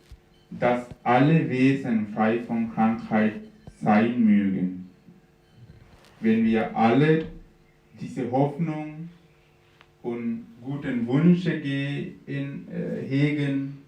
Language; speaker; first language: German; non-native, fluent; Sinhala